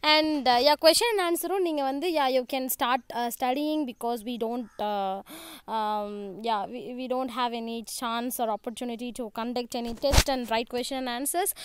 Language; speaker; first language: English; non-native, local second language; Tamil